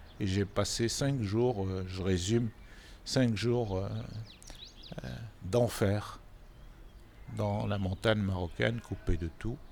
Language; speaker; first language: French; non-native, local second language; Arabic